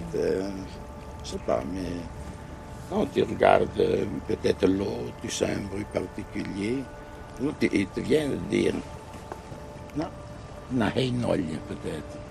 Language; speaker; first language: French; non-native, fluent; Italian